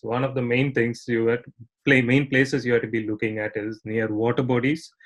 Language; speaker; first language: English; non-native, local second language; Tamil